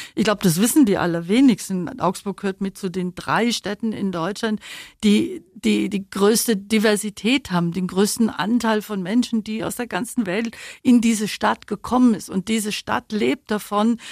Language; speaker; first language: German; native; German